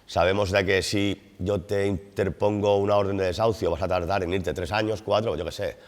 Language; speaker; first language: Spanish; native; Spanish